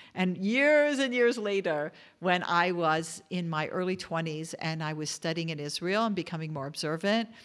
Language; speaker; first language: English; native; English